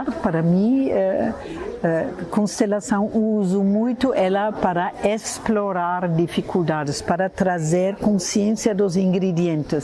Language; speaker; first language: Portuguese; non-native, fluent; German